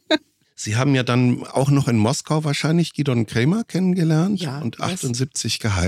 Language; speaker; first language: German; native; German